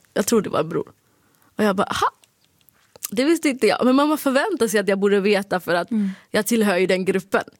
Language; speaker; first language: Swedish; early bilingual, other home language; Turkish